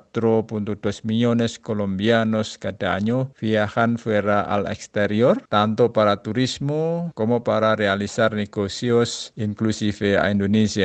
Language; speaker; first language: Spanish; non-native, fluent; Indonesian